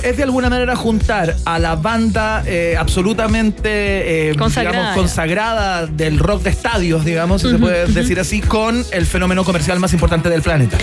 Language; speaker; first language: Spanish; native; Spanish